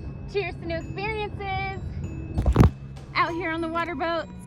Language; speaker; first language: English; native; English